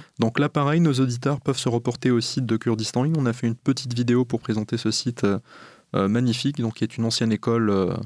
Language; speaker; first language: French; native; French